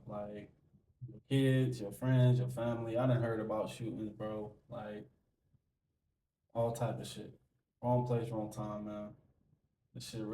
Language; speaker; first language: English; native; English